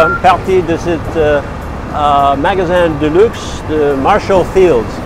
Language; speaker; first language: French; non-native, fluent; English